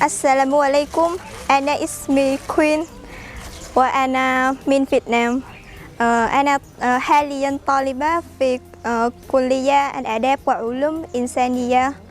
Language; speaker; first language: Arabic; non-native, learner; Vietnamese